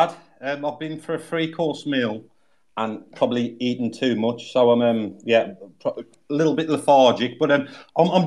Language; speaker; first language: English; native; English